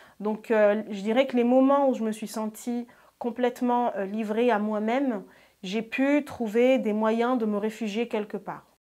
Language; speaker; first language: French; non-native, local second language; Ngazidja Comorian